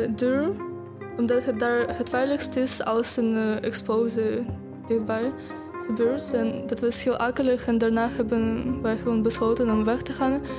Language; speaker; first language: Dutch; non-native, fluent; Ukrainian